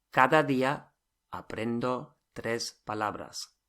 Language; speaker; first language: Spanish; non-native, fluent; English